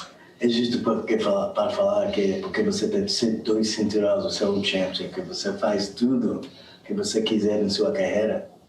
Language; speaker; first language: Portuguese; non-native, learner; English